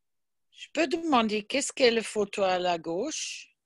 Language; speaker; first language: French; non-native, learner; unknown